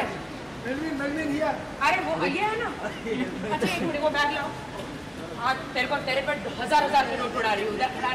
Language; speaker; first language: Hindi; native; Hindi